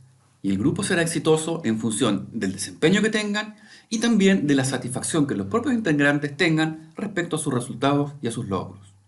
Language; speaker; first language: Spanish; native; Spanish